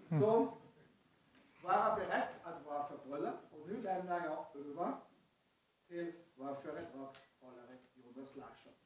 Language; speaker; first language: Swedish; non-native, fluent; German